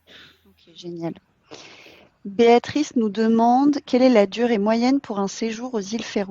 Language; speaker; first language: French; native; French